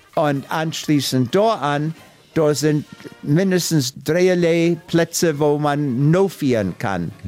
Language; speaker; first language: German; early bilingual, heritage; English